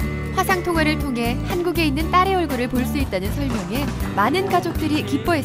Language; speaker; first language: Korean; native; Korean